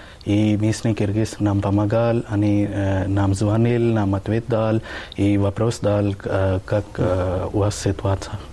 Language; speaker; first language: Russian; non-native, learner; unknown